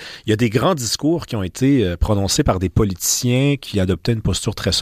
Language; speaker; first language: French; native; French